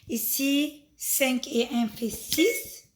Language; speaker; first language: French; non-native, fluent; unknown